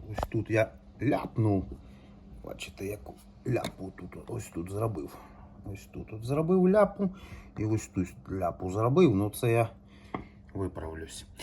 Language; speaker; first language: Ukrainian; non-native, local second language; Russian